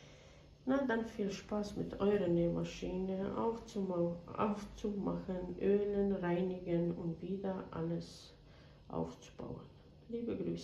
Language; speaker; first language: German; non-native, fluent; Bosnian